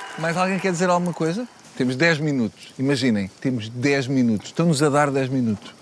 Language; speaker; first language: Portuguese; native; Portuguese